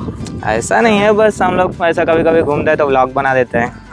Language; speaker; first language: Hindi; non-native, local second language; Telugu